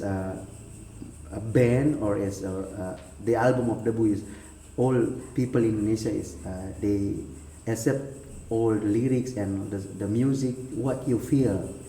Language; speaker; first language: English; non-native, learner; Indonesian